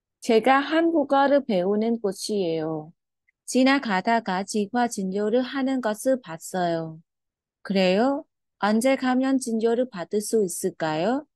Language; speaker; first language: Korean; non-native, fluent; Khmer